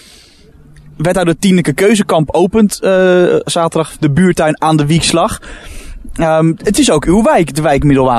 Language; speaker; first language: Dutch; native; Dutch